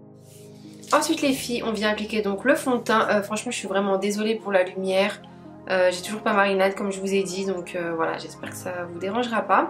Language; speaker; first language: French; native; French